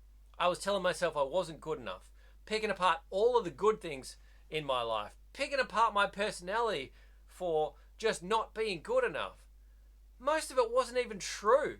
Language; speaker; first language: English; native; English